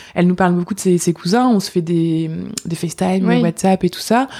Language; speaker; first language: French; native; French